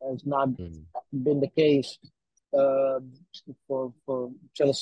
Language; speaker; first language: English; non-native, fluent; Dutch